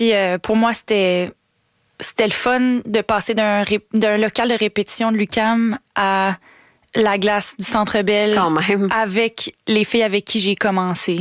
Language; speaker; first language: French; native; French